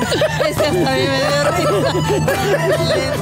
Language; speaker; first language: Spanish; native; Spanish